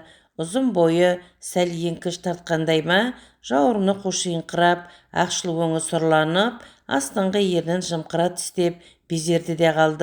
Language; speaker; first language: Kazakh; native; Kazakh